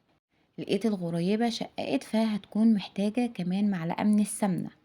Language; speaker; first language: Arabic; native; Arabic